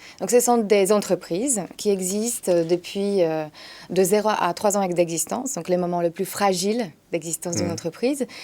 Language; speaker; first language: French; non-native, fluent; Polish